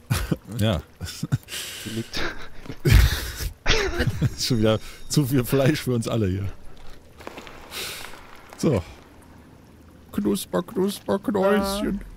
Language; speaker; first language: German; native; German